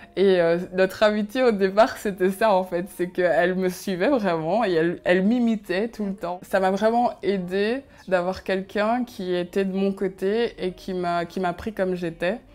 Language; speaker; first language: French; early bilingual, other home language; Kinyarwanda